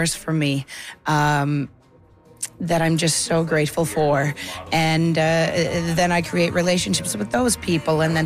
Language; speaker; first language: English; native; English